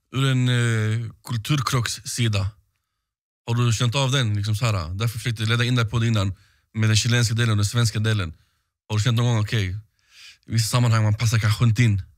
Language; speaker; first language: Swedish; early bilingual, other home language; Arabic